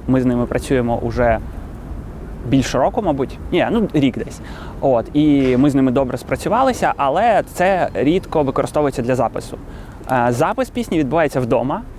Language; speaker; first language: Ukrainian; non-native, local second language; Russian